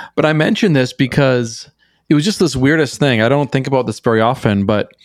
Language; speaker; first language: English; native; English